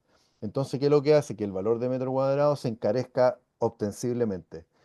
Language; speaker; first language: Spanish; native; Spanish